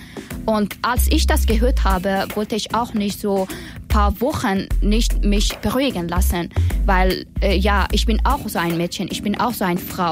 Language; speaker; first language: German; non-native, learner; Persian